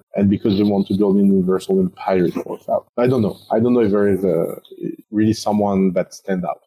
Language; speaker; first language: English; non-native, fluent; French